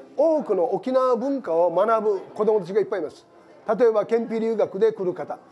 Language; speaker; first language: Japanese; native; Japanese